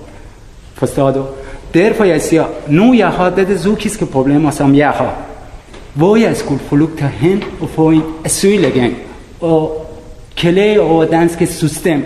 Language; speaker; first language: Danish; non-native, learner; Persian